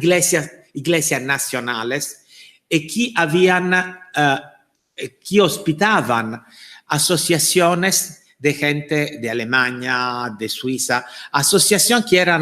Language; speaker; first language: Spanish; non-native, fluent; Italian